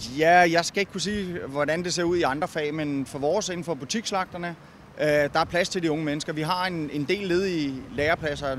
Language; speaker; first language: Danish; native; Danish